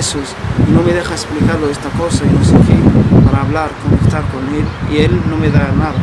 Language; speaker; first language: Spanish; non-native, learner; Arabic